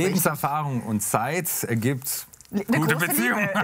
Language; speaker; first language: German; native; German